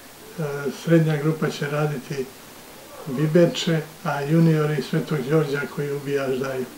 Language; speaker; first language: Croatian; native; Croatian